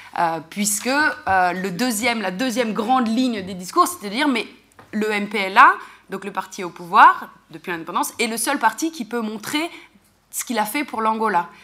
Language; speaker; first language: French; native; French